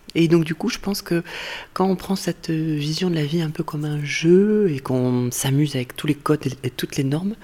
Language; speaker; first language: French; native; French